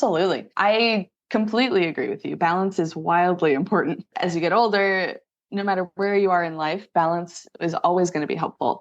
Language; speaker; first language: English; native; English